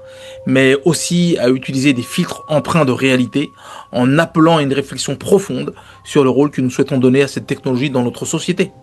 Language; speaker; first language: French; native; French